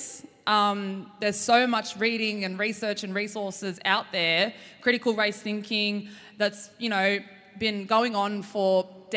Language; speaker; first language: English; native; English